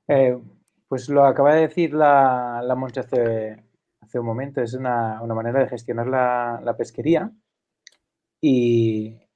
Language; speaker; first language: Spanish; non-native, local second language; Catalan